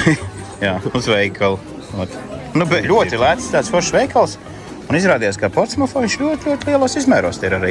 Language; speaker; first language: Latvian; native; Latvian